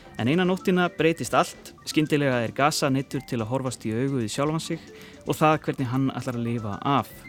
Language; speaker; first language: Icelandic; native; Icelandic